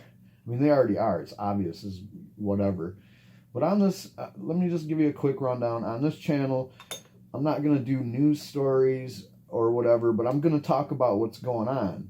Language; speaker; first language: English; native; English